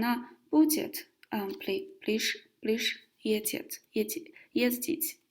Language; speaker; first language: Russian; non-native, learner; Kyrgyz